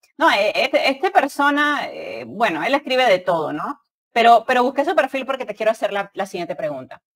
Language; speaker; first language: Spanish; native; Spanish